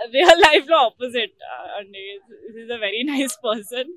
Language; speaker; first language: Telugu; non-native, learner; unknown